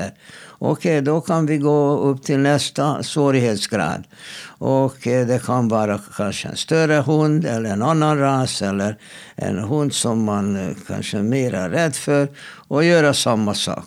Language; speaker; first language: Swedish; non-native, fluent; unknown